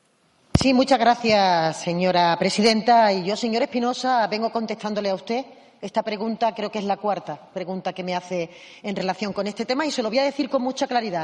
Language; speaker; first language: Spanish; native; Spanish